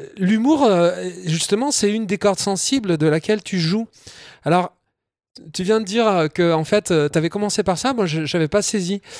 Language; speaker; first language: French; native; French